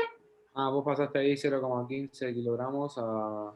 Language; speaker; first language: Spanish; native; Spanish